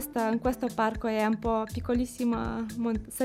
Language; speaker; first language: Italian; non-native, learner; Lithuanian